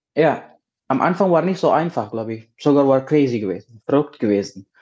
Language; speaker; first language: German; non-native, learner; Indonesian